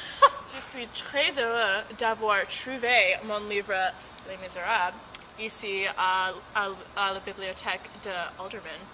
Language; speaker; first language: French; non-native, learner; English